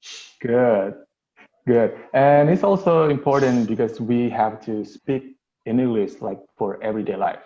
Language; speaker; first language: English; non-native, local second language; Indonesian